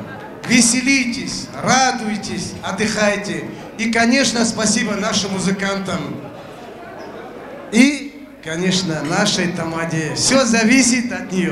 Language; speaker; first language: Russian; non-native, local second language; Kurdish